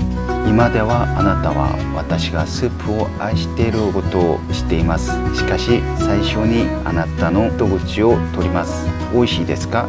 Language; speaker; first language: Japanese; non-native, learner; Korean